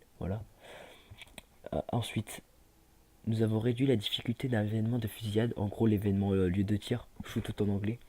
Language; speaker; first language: French; native; French